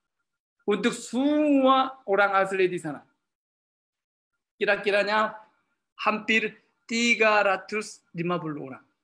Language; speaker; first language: Indonesian; non-native, learner; Korean